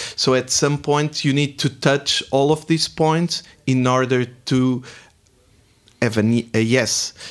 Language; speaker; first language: English; non-native, fluent; Portuguese